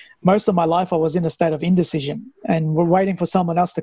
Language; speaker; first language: English; early bilingual, other home language; Persian